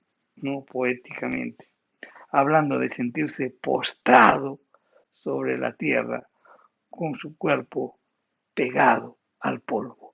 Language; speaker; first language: Spanish; native; Spanish